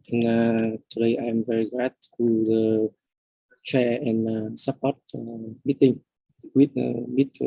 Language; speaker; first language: English; non-native, fluent; Vietnamese